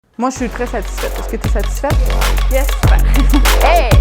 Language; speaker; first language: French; native; French